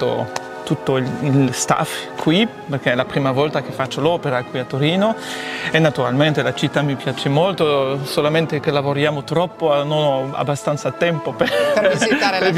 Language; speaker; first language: Italian; non-native, fluent; French